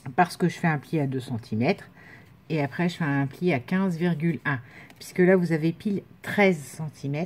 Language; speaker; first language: French; native; French